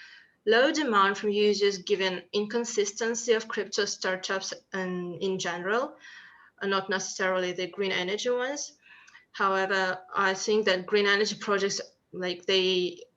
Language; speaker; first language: English; non-native, fluent; Russian